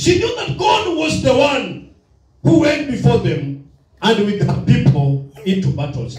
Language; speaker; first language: English; non-native, local second language; Swahili